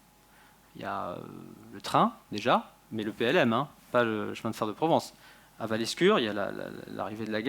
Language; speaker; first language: French; native; French